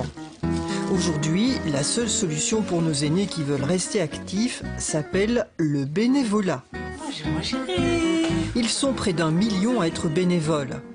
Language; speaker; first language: French; native; French